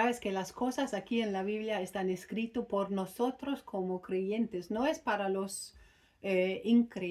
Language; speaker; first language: Spanish; non-native, fluent; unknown